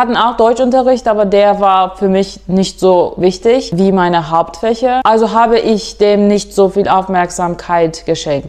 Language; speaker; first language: German; non-native, fluent; Turkish